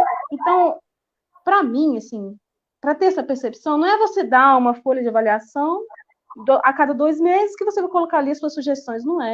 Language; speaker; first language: Portuguese; native; Portuguese